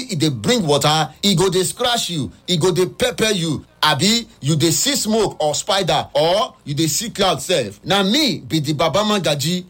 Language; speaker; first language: Nigerian Pidgin; native; Nigerian Pidgin